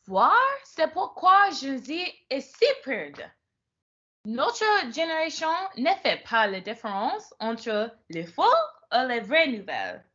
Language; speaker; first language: French; non-native, learner; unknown